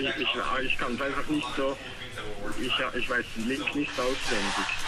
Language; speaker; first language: German; native; German